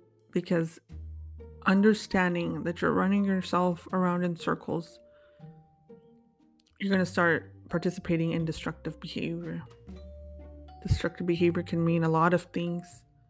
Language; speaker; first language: English; early bilingual, other home language; Spanish